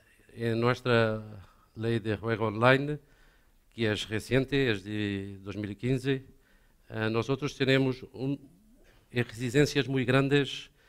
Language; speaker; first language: Spanish; non-native, learner; Portuguese